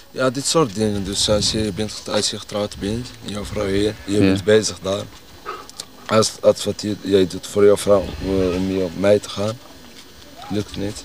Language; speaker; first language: Dutch; non-native, learner; Arabic